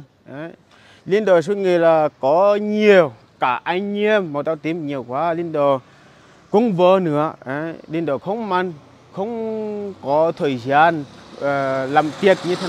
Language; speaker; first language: Vietnamese; non-native, learner; Portuguese